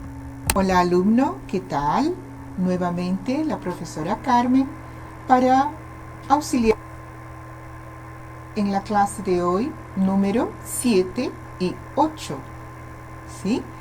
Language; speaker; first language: Spanish; non-native, fluent; Portuguese